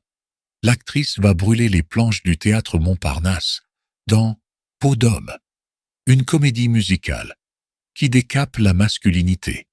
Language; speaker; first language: French; native; French